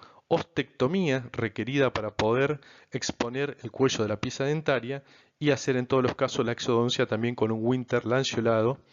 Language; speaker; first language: Spanish; native; Spanish